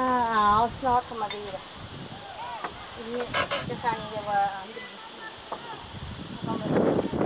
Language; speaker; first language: Swedish; non-native, learner; Thai